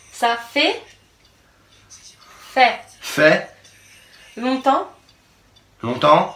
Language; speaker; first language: French; native; French